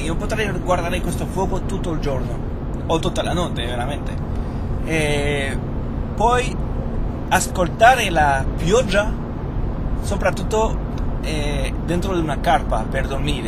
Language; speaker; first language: Italian; non-native, fluent; Spanish